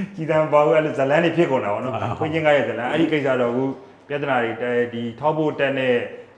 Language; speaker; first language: Burmese; native; Burmese